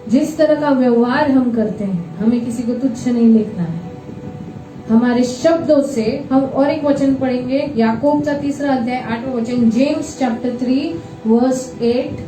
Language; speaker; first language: Hindi; non-native, local second language; Marathi